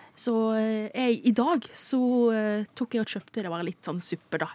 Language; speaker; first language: Norwegian; non-native, fluent; Filipino